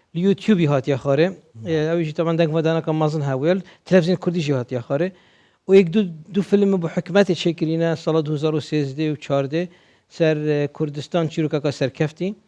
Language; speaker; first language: Kurdish; native; Kurdish